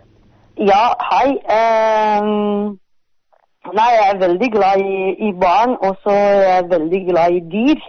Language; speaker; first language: Norwegian; non-native, fluent; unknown